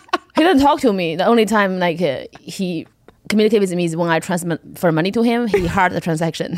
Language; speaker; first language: English; non-native, fluent; Chinese